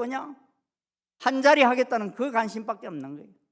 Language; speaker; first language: Korean; native; Korean